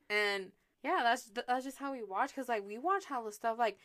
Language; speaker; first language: English; early bilingual, other home language; Spanish